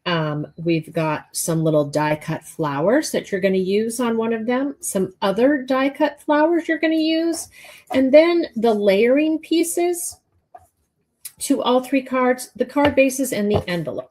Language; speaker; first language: English; native; English